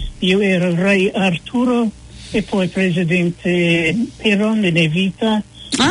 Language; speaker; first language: Italian; non-native, fluent; English